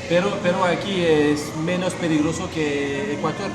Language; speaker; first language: Spanish; non-native, learner; French